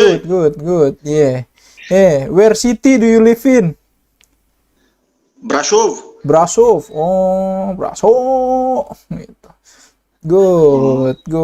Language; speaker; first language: English; non-native, learner; Indonesian